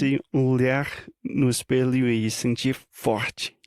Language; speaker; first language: Portuguese; non-native, fluent; English